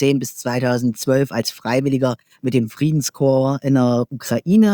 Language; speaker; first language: German; native; German